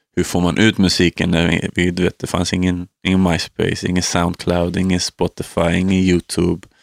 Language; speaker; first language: Swedish; native; Swedish